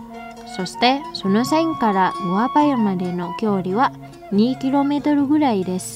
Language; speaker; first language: Japanese; non-native, fluent; Indonesian